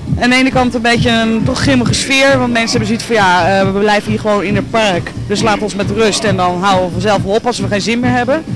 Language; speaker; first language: Dutch; native; Dutch